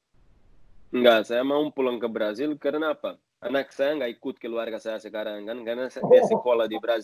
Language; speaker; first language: Indonesian; non-native, learner; Portuguese